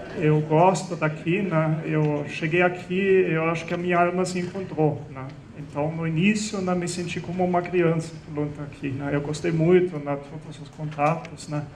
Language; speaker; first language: Portuguese; non-native, fluent; German